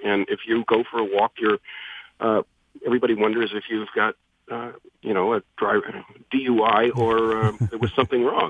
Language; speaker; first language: English; native; English